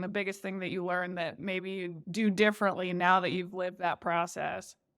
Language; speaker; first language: English; native; English